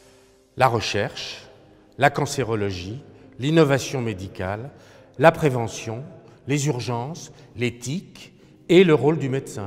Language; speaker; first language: French; native; French